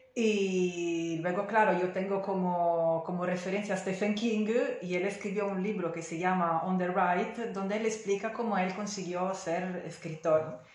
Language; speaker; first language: Spanish; non-native, fluent; Italian